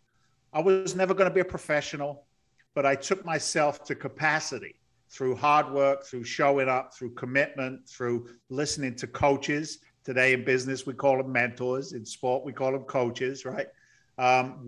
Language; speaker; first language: English; native; English